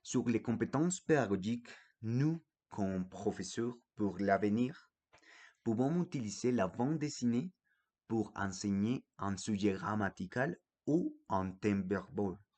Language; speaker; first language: French; non-native, fluent; Spanish